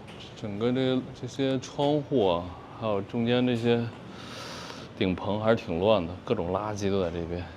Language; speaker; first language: Chinese; native; Chinese